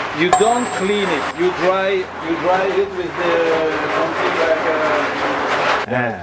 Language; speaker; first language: English; non-native, local second language; French